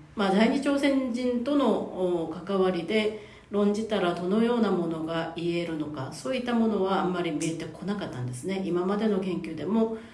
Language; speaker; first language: Japanese; non-native, fluent; Korean